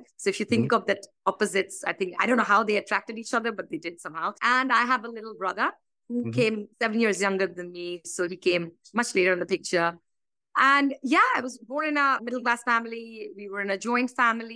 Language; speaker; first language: English; non-native, local second language; Bangla